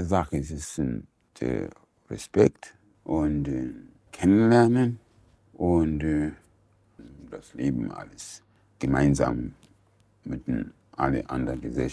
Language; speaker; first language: German; non-native, learner; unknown